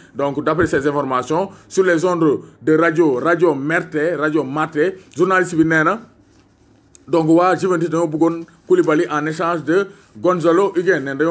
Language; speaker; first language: French; non-native, local second language; Wolof